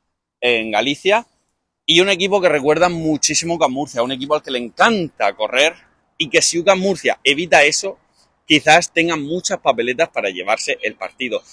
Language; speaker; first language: Spanish; native; Spanish